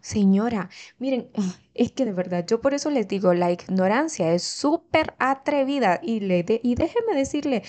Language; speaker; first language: Spanish; native; Spanish